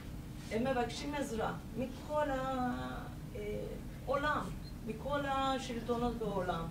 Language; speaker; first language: Hebrew; non-native, learner; Persian